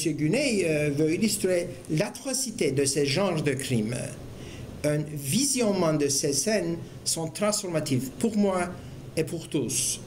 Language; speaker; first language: French; non-native, fluent; Turkish